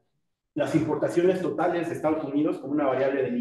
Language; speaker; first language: Spanish; native; Spanish